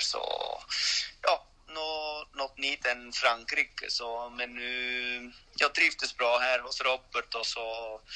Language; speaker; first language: Swedish; non-native, learner; French